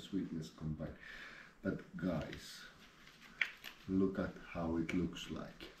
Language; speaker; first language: English; non-native, learner; Finnish